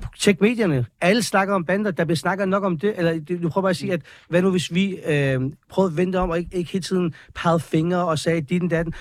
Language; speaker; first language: Danish; early bilingual, other home language; Persian